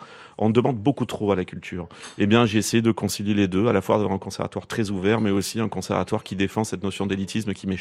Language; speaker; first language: French; native; French